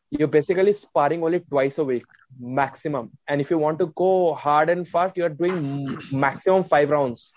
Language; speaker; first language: English; non-native, local second language; Hindi